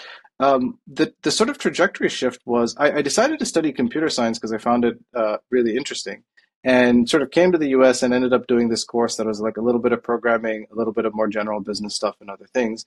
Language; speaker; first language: English; non-native, local second language; Tamil